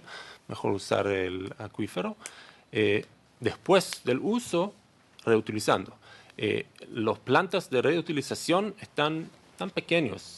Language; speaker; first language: Spanish; non-native, learner; Hebrew